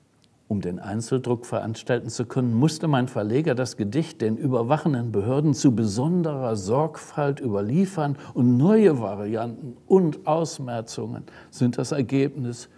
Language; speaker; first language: German; native; German